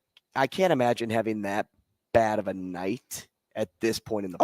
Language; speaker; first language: English; native; English